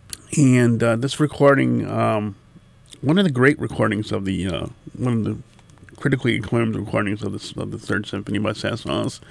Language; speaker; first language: English; native; English